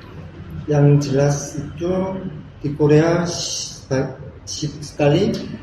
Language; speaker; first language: Indonesian; non-native, learner; Korean